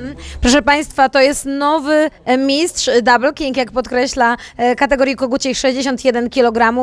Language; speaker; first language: Polish; native; Polish